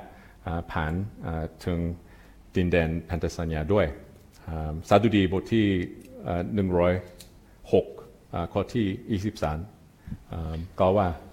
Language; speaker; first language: Thai; non-native, fluent; English